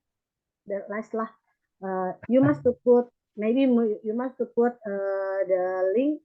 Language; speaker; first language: English; non-native, learner; Indonesian